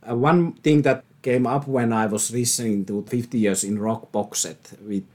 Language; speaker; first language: English; non-native, fluent; Finnish